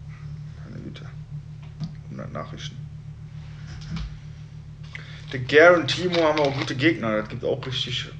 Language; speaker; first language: German; native; German